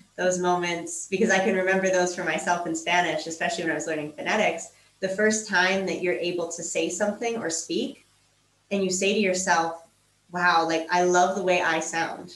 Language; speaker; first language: English; native; English